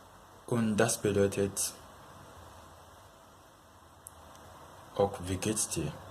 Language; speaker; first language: German; non-native, fluent; Yoruba